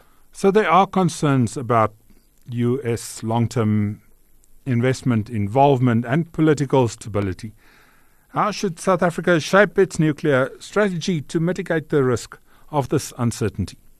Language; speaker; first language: English; non-native, local second language; Afrikaans